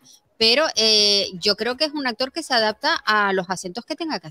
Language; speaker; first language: Spanish; native; Spanish